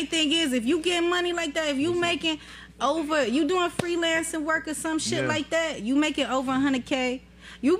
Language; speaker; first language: English; native; English